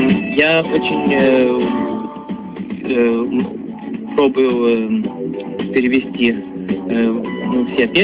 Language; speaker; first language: Russian; early bilingual, heritage; Russian